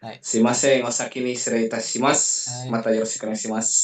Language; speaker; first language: Japanese; non-native, fluent; Indonesian